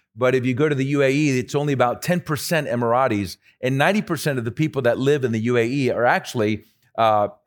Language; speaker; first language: English; early bilingual, other home language; Spanish